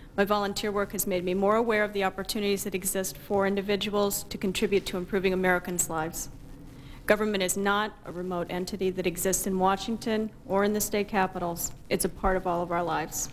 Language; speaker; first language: English; native; English